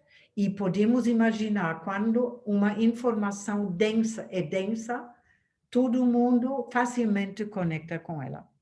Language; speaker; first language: Portuguese; non-native, fluent; German